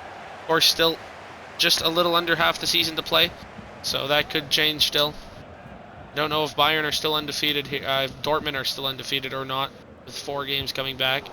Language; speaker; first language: English; native; English